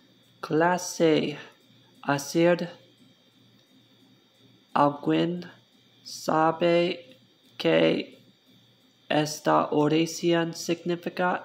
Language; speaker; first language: Spanish; non-native, learner; English